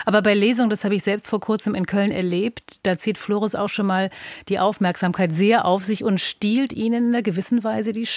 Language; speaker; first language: German; native; German